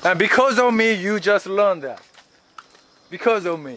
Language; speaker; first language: English; non-native, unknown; Korean